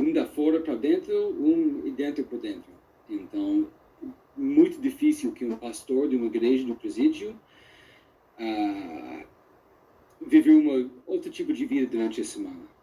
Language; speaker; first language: Portuguese; non-native, fluent; English